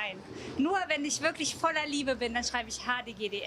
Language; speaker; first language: German; native; German